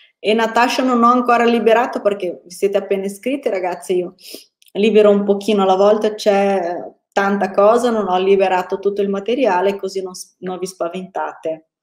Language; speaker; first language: Italian; non-native, fluent; Portuguese